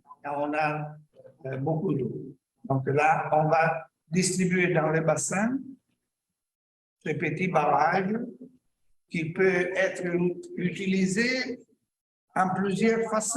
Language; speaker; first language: French; non-native, learner; Italian